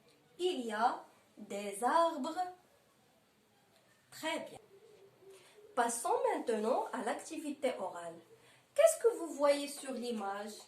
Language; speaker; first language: French; non-native, local second language; Arabic